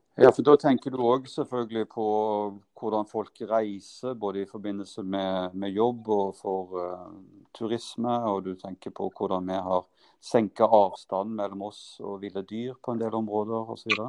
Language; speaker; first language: Norwegian; native; Norwegian